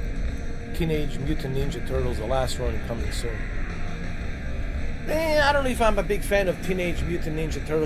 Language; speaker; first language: English; native; English